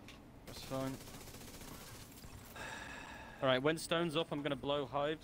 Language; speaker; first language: English; native; English